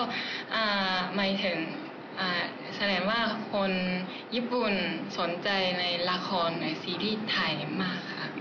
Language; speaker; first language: Thai; non-native, learner; Japanese